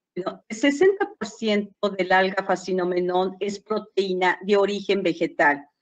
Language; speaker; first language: Spanish; native; Spanish